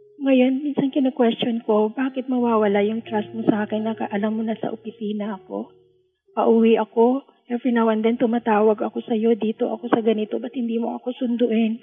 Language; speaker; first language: Filipino; non-native, local second language; Hiligaynon